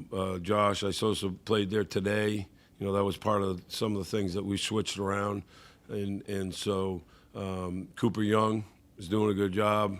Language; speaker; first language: English; native; English